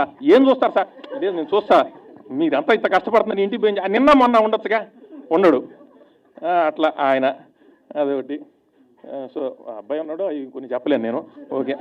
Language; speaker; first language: Telugu; native; Telugu